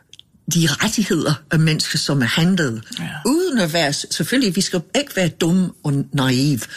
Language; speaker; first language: Danish; non-native, fluent; English